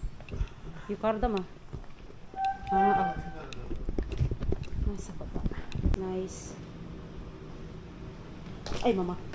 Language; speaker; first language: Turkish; non-native, learner; Filipino